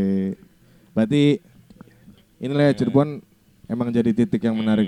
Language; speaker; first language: Indonesian; native; Indonesian